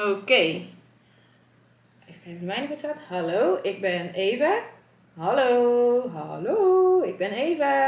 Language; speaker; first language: Dutch; native; Dutch